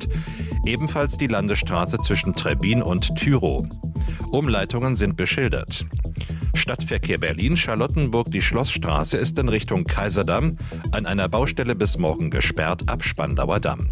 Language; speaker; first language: German; native; German